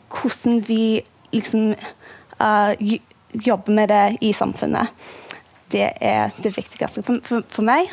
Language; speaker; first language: Norwegian; non-native, fluent; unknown